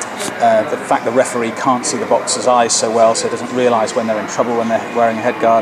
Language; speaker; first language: English; native; English